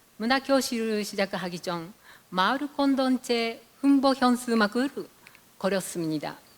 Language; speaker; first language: Korean; non-native, fluent; Japanese